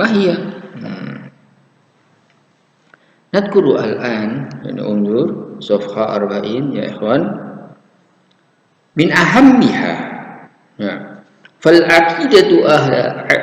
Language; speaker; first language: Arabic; non-native, fluent; Indonesian